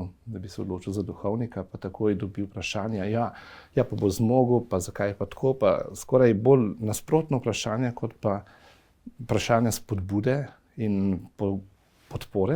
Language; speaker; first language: Slovenian; native; Slovenian